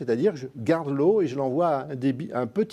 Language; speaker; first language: French; native; French